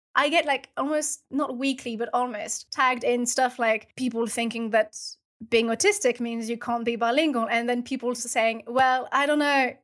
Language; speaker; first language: English; non-native, fluent; French